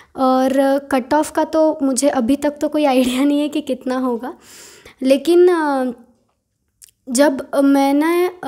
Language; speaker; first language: Hindi; non-native, local second language; Marathi